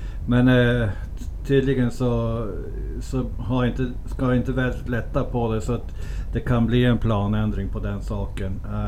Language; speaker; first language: Swedish; native; Swedish